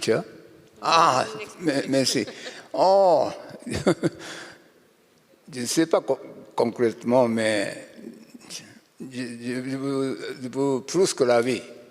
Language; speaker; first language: French; non-native, learner; Japanese